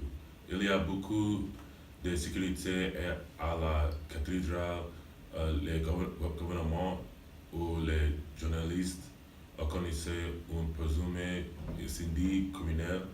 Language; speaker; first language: French; non-native, learner; English